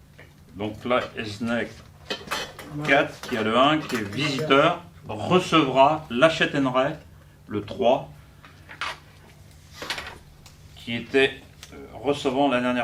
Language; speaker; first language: French; native; French